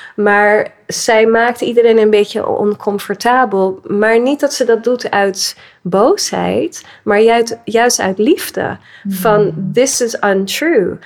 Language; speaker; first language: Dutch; early bilingual, other home language; English